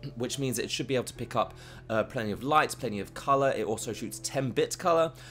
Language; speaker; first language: English; native; English